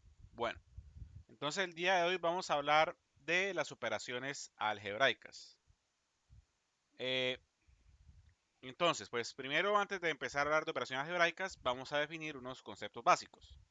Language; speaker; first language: Spanish; native; Spanish